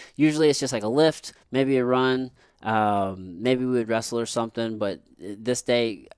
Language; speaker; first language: English; native; English